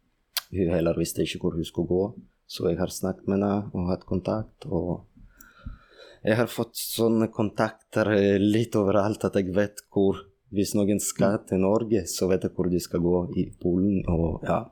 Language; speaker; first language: Norwegian; non-native, fluent; Russian